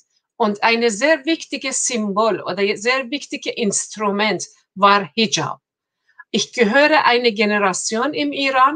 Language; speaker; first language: German; non-native, fluent; Persian